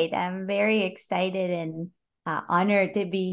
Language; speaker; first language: English; non-native, fluent; Spanish